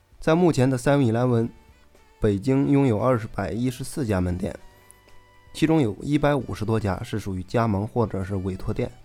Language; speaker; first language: Chinese; native; Chinese